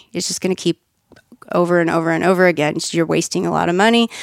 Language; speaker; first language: English; native; English